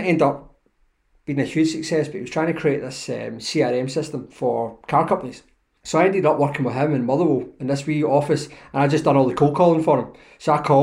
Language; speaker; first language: English; native; English